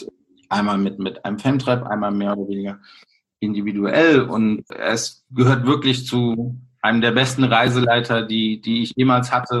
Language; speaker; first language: German; native; German